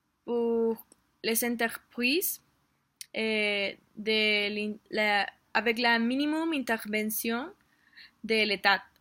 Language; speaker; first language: French; non-native, learner; Spanish